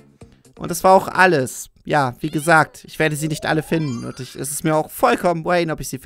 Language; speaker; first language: German; native; German